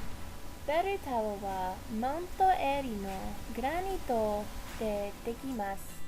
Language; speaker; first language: Japanese; non-native, learner; English